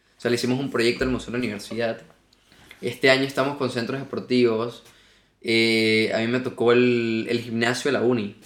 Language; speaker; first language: Spanish; native; Spanish